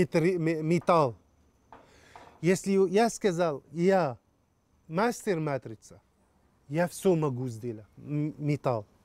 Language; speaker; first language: Russian; non-native, learner; Arabic